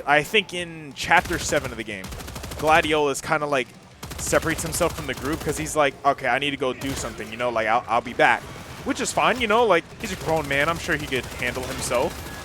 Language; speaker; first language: English; native; English